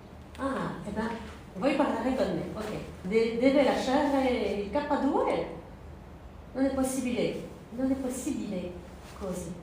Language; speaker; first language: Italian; non-native, learner; French